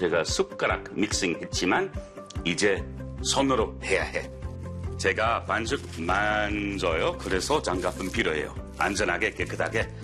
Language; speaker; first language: Korean; non-native, learner; English